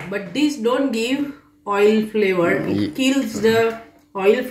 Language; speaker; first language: English; non-native, local second language; Gujarati